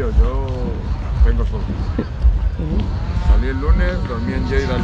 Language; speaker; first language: Spanish; native; Spanish